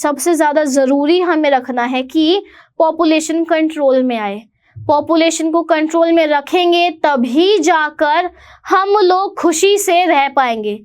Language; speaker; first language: Hindi; native; Hindi